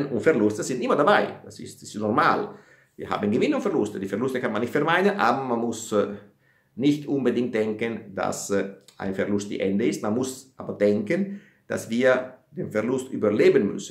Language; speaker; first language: German; non-native, fluent; Italian